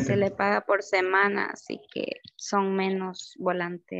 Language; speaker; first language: Spanish; native; Spanish